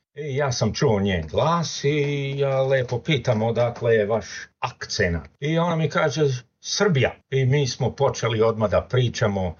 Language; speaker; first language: Serbian; early bilingual, heritage; Serbian